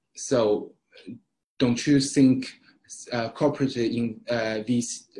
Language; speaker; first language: English; non-native, fluent; Chinese